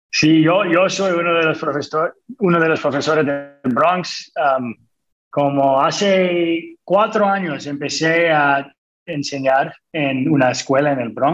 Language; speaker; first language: Spanish; non-native, fluent; English